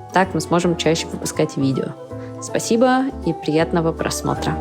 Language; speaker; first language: Russian; native; Russian